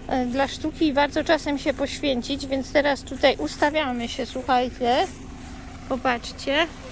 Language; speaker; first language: Polish; native; Polish